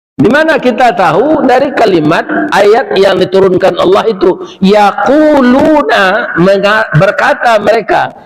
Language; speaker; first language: Malay; non-native, local second language; Minangkabau